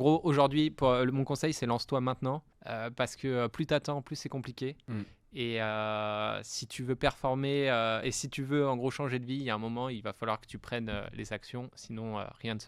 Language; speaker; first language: French; native; French